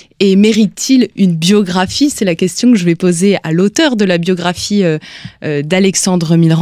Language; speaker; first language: French; native; French